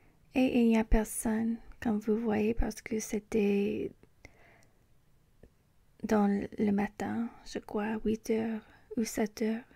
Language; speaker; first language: French; non-native, learner; English